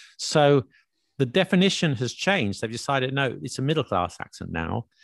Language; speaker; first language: English; native; English